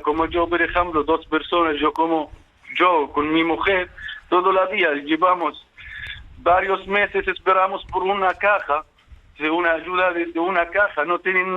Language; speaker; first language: Spanish; non-native, fluent; Arabic